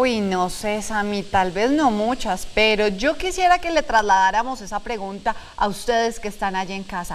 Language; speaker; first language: Spanish; native; Spanish